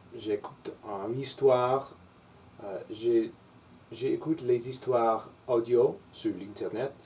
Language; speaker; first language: French; non-native, learner; English